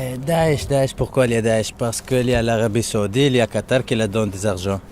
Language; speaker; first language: French; non-native, learner; Arabic